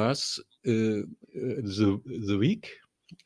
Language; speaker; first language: English; non-native, learner; German